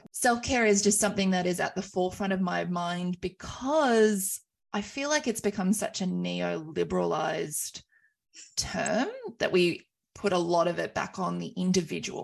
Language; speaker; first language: English; native; English